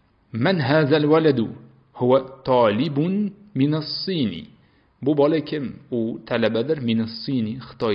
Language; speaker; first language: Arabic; non-native, fluent; Uzbek